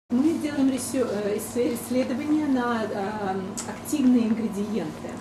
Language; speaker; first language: Russian; native; Russian